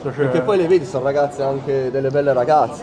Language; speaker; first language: Italian; native; Italian